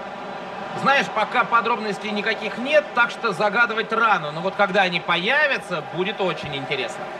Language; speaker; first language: Russian; native; Russian